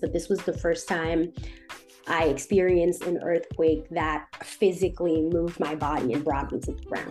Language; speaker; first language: English; non-native, fluent; Haitian Creole